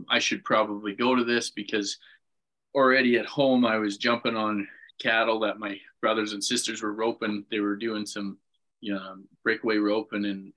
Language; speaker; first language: English; native; English